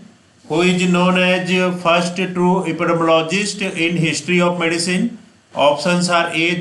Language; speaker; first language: English; non-native, local second language; Hindi